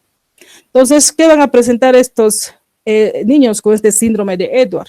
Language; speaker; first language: Spanish; native; Spanish